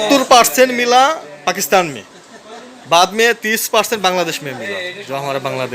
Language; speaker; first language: Hindi; non-native, fluent; Bangla